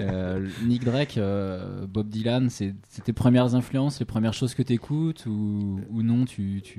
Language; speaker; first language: French; native; French